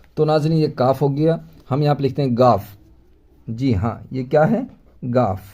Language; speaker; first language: Hindi; native; Hindi